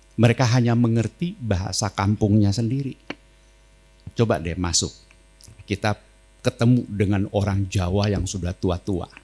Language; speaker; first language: Indonesian; native; Indonesian